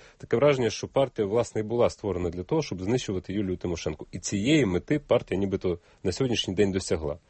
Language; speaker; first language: Ukrainian; native; Ukrainian